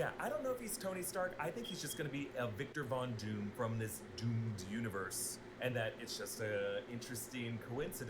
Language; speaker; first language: English; native; English